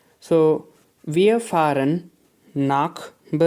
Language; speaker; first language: German; non-native, learner; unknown